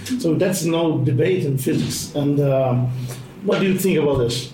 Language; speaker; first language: English; non-native, fluent; Portuguese